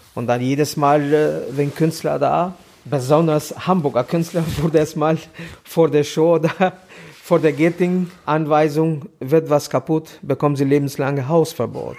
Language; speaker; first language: German; non-native, fluent; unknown